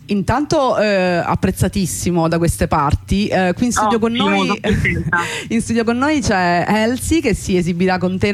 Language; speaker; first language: Italian; native; Italian